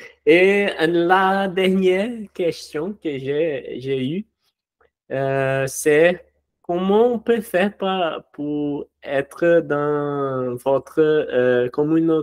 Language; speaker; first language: French; non-native, learner; Portuguese